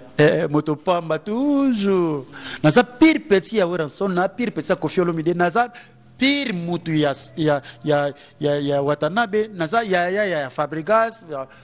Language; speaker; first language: Lingala; native; Lingala